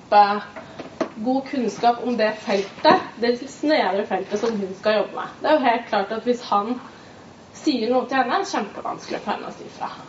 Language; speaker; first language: Norwegian; native; Norwegian